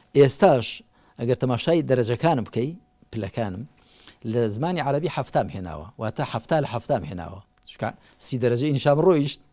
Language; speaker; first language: Central Kurdish; native; Central Kurdish